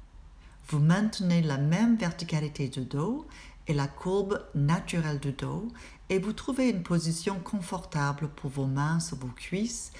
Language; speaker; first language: French; non-native, fluent; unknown